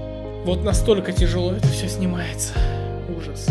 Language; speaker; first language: Russian; native; Russian